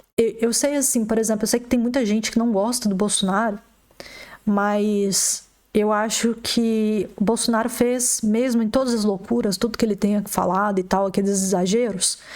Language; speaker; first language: Portuguese; native; Portuguese